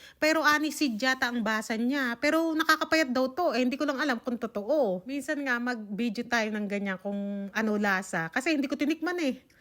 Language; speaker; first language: Filipino; native; Filipino